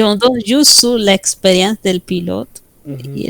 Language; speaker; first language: French; non-native, fluent; Spanish